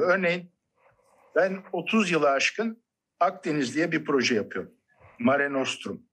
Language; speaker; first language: Turkish; native; Turkish